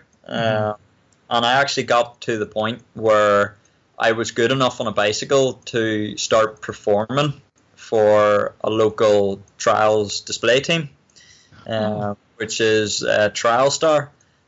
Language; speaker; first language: English; native; English